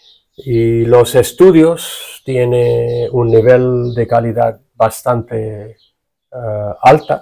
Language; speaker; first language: Spanish; non-native, fluent; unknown